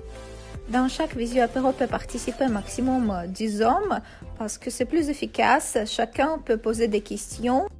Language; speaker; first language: French; non-native, fluent; Russian